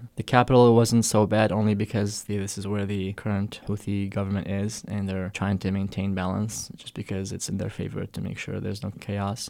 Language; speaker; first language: English; early bilingual, other home language; Arabic